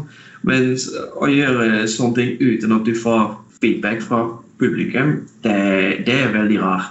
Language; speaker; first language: Norwegian; non-native, fluent; Dutch